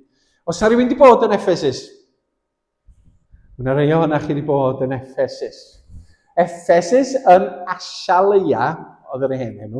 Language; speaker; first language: Welsh; native; Welsh